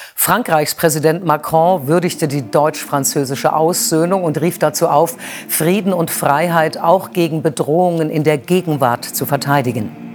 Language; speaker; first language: German; native; German